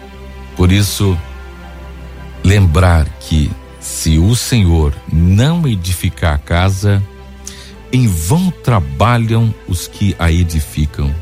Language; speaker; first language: Portuguese; native; Portuguese